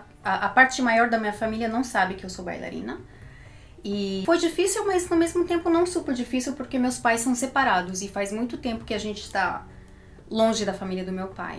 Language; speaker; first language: Portuguese; early bilingual, heritage; Portuguese